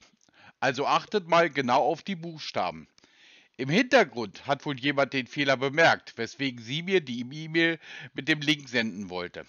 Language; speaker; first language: German; native; German